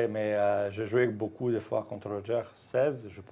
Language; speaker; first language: French; non-native, fluent; Croatian